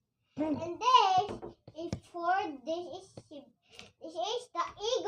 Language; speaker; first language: English; non-native, learner; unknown